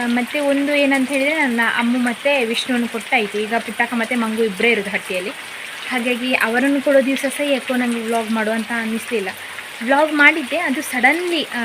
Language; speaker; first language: Kannada; non-native, local second language; Konkani